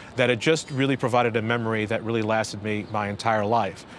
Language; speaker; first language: English; native; English